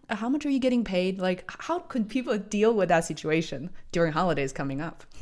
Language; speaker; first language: English; non-native, fluent; Chinese